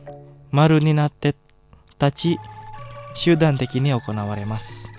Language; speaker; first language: Japanese; non-native, fluent; Indonesian